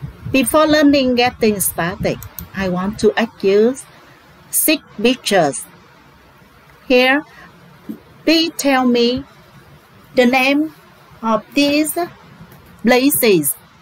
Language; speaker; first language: English; non-native, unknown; Vietnamese